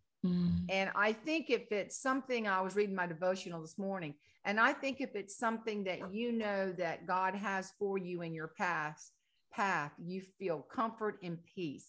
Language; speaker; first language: English; native; English